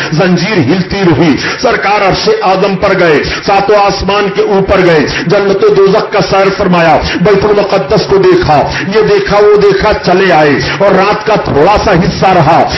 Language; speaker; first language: Urdu; native; Urdu